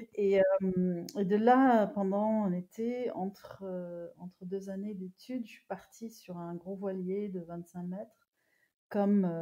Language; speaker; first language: French; non-native, fluent; English